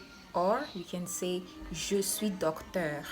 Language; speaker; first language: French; non-native, fluent; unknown